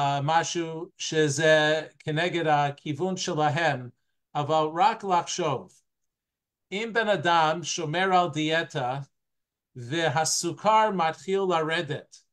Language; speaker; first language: Hebrew; non-native, fluent; English